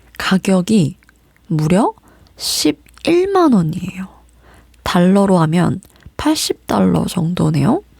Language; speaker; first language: Korean; native; Korean